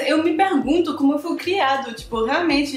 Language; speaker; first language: Portuguese; non-native, fluent; French